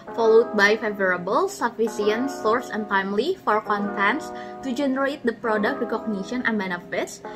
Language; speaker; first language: English; non-native, fluent; Indonesian